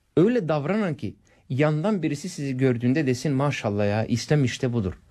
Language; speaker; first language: Turkish; early bilingual, heritage; Turkish